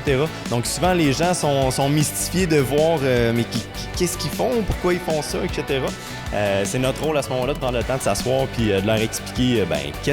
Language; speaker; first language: French; native; French